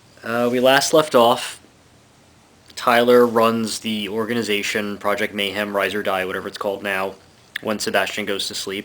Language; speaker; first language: English; native; English